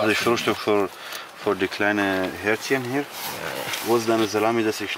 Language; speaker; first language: German; non-native, learner; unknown